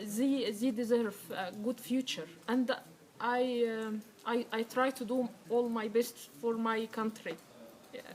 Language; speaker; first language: English; non-native, learner; Arabic